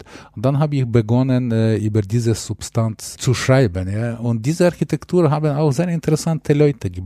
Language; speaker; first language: German; non-native, fluent; Ukrainian